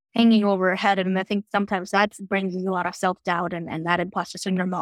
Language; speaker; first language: English; non-native, local second language; Gujarati